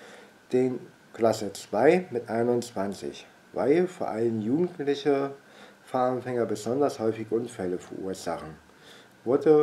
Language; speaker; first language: German; native; German